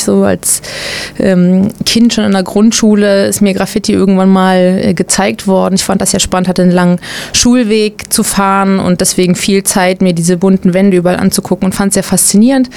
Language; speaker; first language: German; native; German